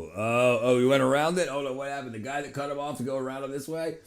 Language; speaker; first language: English; native; English